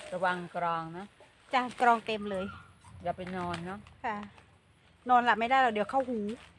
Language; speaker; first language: Thai; non-native, local second language; Northern Khmer